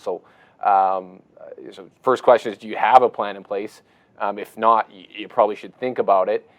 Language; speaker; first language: English; native; English